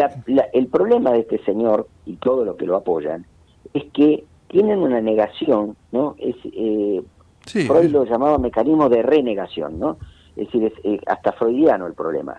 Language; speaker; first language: Spanish; native; Spanish